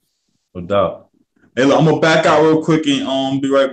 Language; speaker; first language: English; native; English